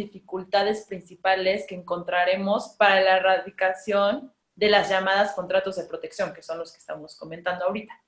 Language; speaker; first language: Spanish; native; Spanish